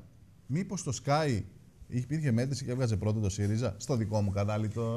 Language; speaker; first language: Greek; native; Greek